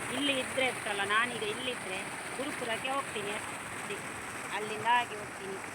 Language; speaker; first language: Kannada; non-native, local second language; Tulu